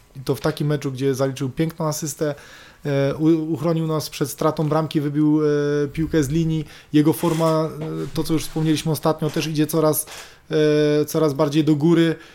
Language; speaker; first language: Polish; native; Polish